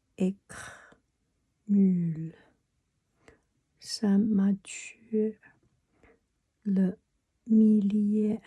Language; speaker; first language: French; non-native, learner; Chinese